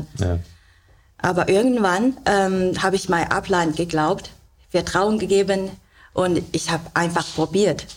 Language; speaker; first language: German; non-native, learner; Chinese